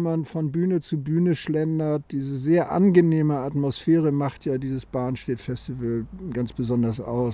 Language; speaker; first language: German; native; German